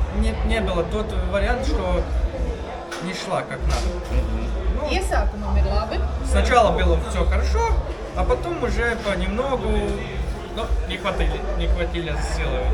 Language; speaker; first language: Russian; non-native, local second language; Lithuanian